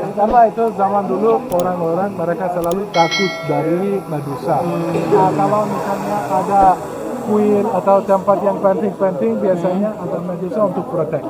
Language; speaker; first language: Indonesian; non-native, fluent; Turkish